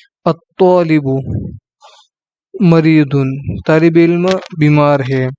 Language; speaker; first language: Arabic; non-native, fluent; Urdu